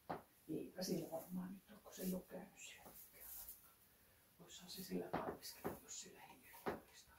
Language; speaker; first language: Finnish; native; Finnish